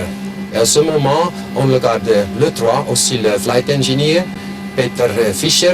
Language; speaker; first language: French; non-native, local second language; German